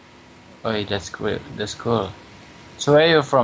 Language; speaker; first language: English; non-native, learner; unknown